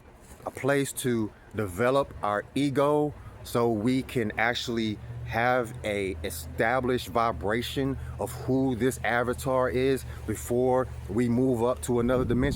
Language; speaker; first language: English; native; English